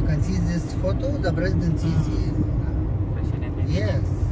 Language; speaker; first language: English; non-native, learner; Arabic